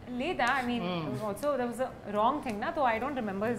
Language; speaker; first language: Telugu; non-native, learner; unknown